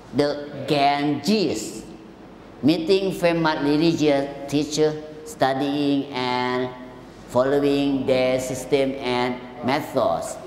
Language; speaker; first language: English; non-native, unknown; Thai